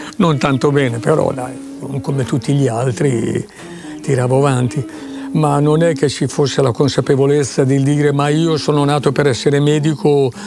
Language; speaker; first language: Italian; native; Italian